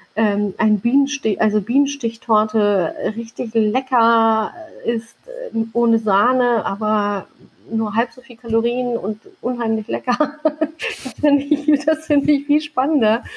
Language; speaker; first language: German; early bilingual, other home language; Turkish